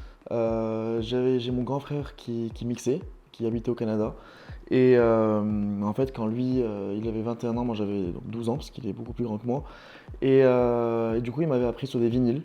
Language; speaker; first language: French; non-native, local second language; Arabic